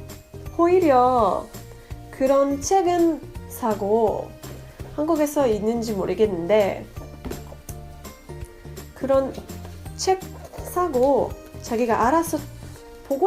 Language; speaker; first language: Korean; non-native, fluent; French